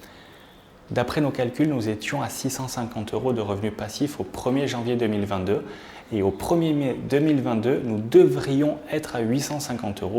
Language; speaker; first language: French; native; French